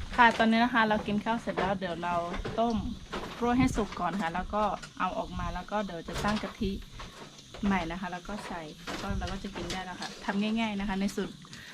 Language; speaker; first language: Thai; non-native, local second language; S'gaw Karen